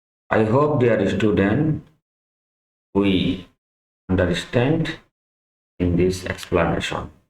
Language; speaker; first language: English; non-native, local second language; Bangla